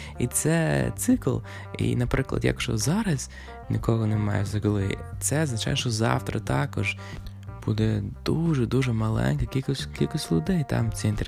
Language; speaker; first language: Ukrainian; non-native, fluent; English